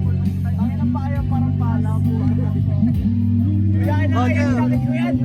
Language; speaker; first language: Filipino; native; Filipino